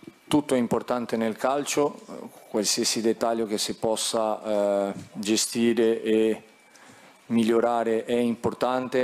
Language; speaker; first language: Italian; non-native, fluent; Portuguese